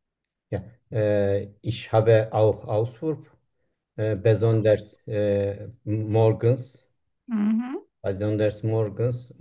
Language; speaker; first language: German; non-native, learner; Turkish